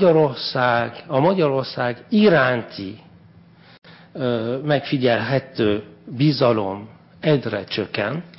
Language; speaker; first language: Hungarian; non-native, fluent; French